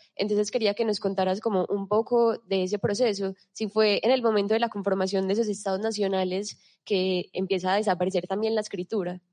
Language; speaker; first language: Spanish; native; Spanish